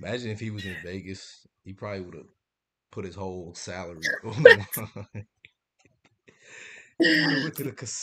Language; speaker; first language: English; native; English